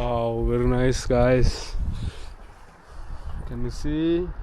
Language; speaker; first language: English; non-native, learner; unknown